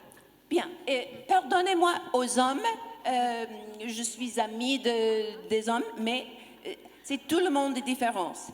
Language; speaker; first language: French; non-native, learner; English